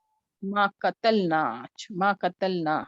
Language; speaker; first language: Arabic; non-native, learner; Urdu